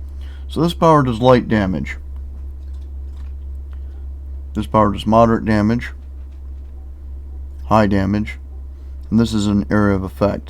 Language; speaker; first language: English; native; English